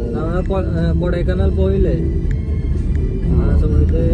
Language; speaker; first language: Malayalam; non-native, learner; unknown